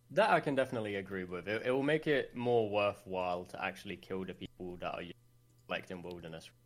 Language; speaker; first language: English; non-native, fluent; Swedish